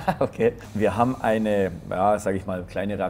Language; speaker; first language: German; native; German